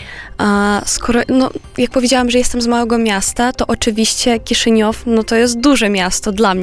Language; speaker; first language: Polish; non-native, fluent; Romanian